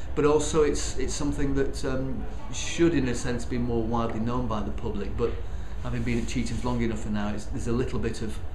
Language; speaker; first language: English; native; English